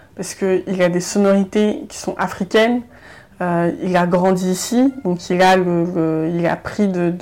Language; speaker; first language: French; native; French